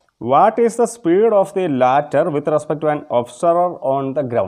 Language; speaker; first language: English; non-native, local second language; Malayalam